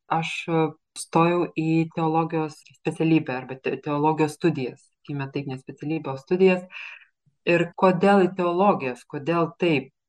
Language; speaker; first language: Lithuanian; native; Lithuanian